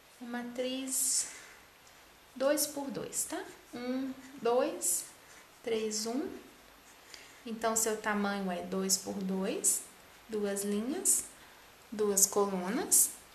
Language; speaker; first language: Portuguese; native; Portuguese